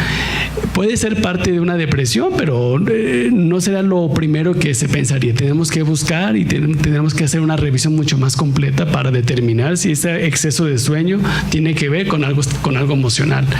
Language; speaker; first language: Spanish; native; Spanish